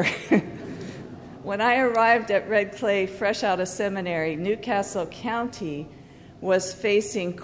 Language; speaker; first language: English; native; English